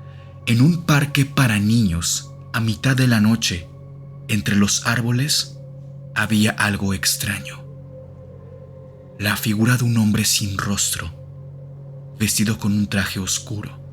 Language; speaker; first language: Spanish; native; Spanish